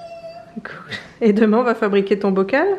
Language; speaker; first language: French; native; French